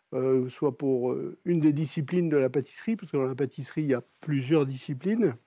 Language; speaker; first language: French; native; French